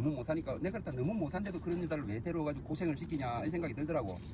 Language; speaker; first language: Korean; native; Korean